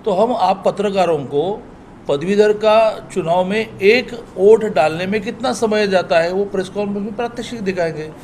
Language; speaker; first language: Hindi; non-native, local second language; Marathi